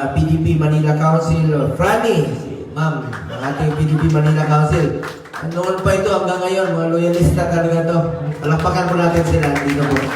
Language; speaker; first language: Filipino; non-native, local second language; Cebuano